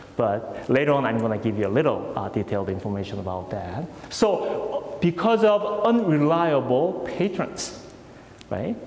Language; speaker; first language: English; non-native, fluent; Korean